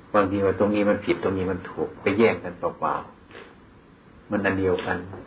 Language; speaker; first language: Thai; non-native, local second language; Northeastern Thai